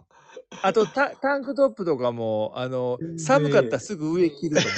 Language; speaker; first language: Japanese; native; Japanese